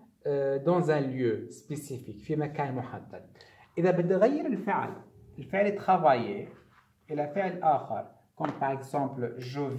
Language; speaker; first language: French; non-native, fluent; Arabic